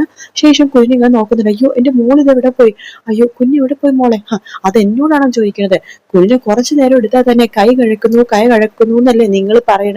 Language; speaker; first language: Malayalam; native; Malayalam